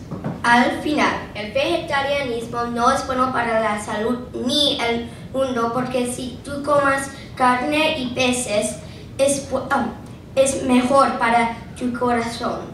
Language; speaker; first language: Spanish; non-native, learner; English